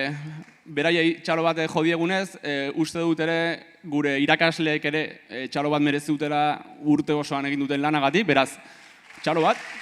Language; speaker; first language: Basque; native; Basque